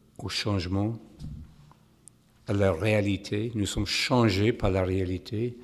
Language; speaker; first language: French; non-native, fluent; English